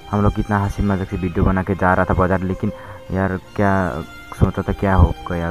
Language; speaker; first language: Hindi; non-native, local second language; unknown